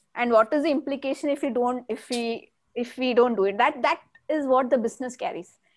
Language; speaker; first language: English; non-native, local second language; Malayalam